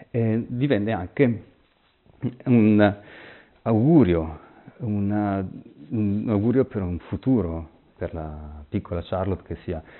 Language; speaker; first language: Italian; native; Italian